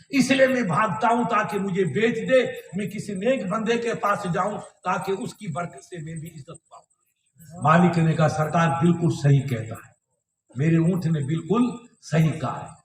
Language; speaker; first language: Urdu; non-native, local second language; Sindhi